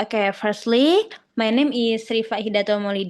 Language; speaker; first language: English; non-native, learner; Indonesian